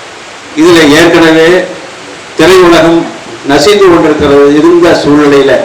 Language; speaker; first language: Tamil; native; Tamil